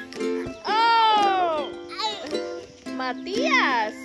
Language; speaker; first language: Spanish; early bilingual, heritage; Spanish